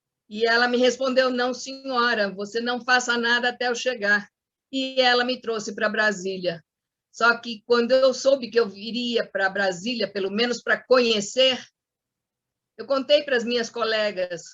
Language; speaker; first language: Portuguese; non-native, fluent; Spanish